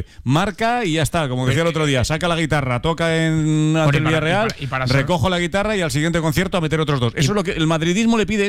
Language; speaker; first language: Spanish; native; Spanish